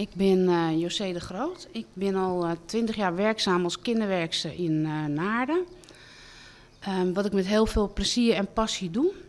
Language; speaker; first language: Dutch; native; Dutch